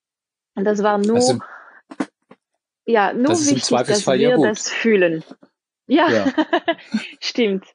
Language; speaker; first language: German; non-native, fluent; French